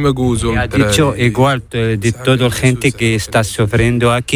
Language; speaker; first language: Spanish; non-native, learner; Arabic